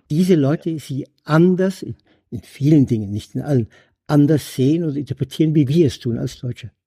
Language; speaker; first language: German; native; German